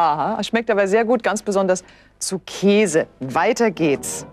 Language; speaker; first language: German; native; German